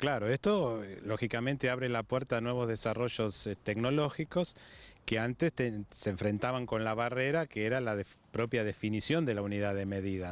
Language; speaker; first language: Spanish; native; Spanish